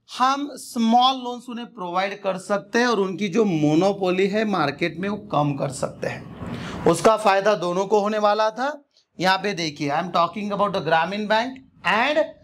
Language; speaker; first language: Hindi; non-native, local second language; Marathi